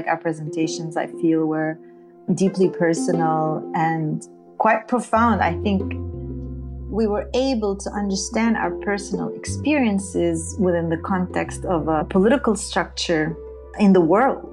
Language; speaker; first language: English; non-native, fluent; Arabic